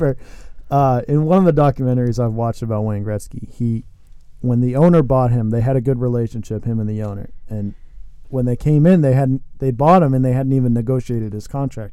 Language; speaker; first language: English; native; English